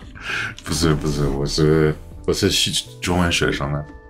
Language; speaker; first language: Chinese; non-native, learner; English